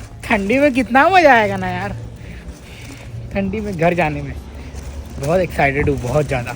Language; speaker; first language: Hindi; native; Hindi